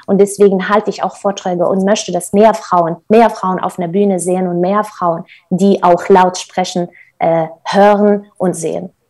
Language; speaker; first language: German; non-native, fluent; Kurdish